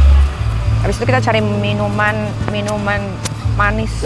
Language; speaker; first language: Indonesian; native; Indonesian